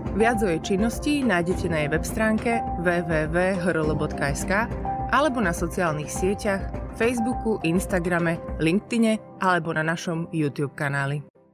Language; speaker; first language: Slovak; native; Slovak